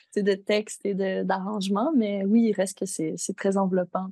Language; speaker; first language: French; native; French